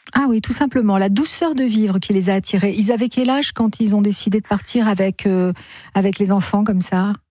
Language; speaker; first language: French; native; French